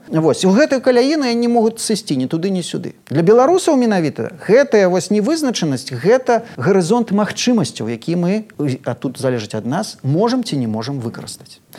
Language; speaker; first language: Belarusian; native; Belarusian